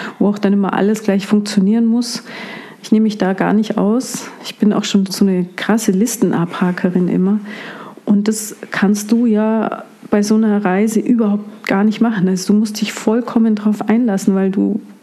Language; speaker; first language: German; native; German